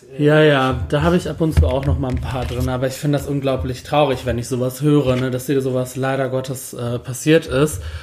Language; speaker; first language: German; early bilingual, other home language; Turkish